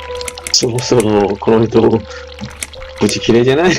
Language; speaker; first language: Japanese; non-native, learner; Chinese